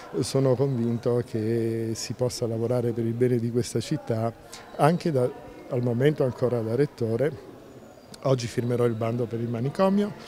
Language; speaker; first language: Italian; native; Italian